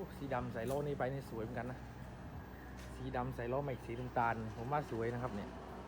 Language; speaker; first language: Thai; non-native, local second language; Khmer